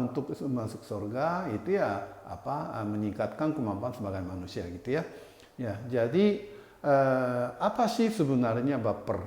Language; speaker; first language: Indonesian; non-native, fluent; Japanese